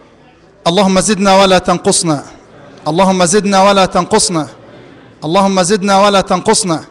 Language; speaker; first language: Arabic; native; Arabic